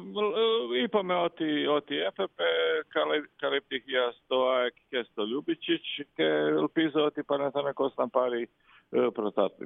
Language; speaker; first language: Greek; non-native, learner; Croatian